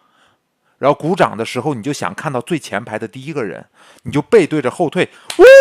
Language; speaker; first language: Chinese; native; Chinese